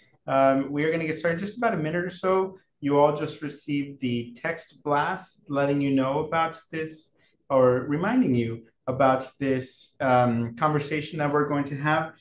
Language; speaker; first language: English; native; English